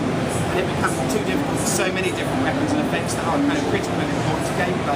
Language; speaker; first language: English; native; English